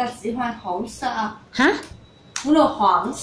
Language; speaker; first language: Chinese; non-native, learner; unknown